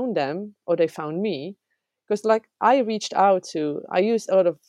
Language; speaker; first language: English; non-native, fluent; Czech